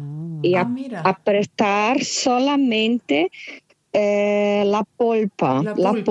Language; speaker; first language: Spanish; non-native, fluent; Portuguese